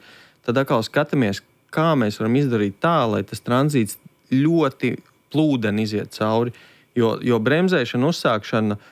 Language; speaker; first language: Latvian; native; Latvian